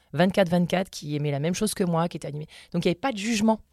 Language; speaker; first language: French; native; French